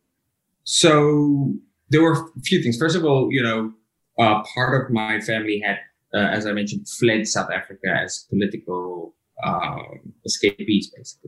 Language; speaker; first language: English; native; English